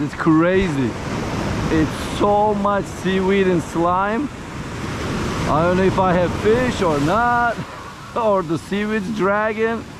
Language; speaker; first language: English; native; English